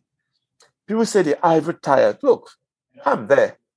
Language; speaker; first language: English; non-native, local second language; Igbo